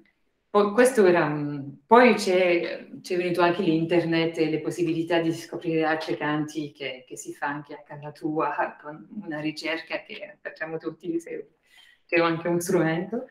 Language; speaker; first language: Italian; non-native, fluent; French